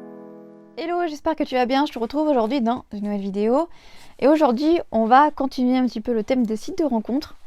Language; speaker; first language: French; native; French